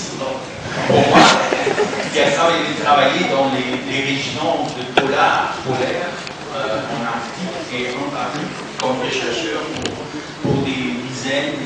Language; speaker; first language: French; non-native, fluent; German